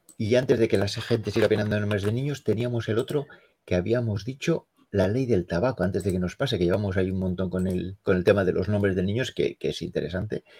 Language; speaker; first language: Spanish; native; Spanish